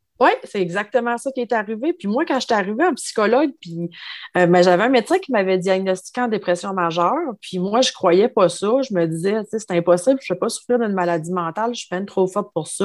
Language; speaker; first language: French; native; French